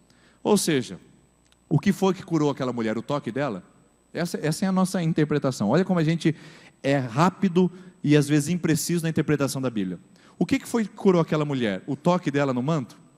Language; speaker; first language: Portuguese; native; Portuguese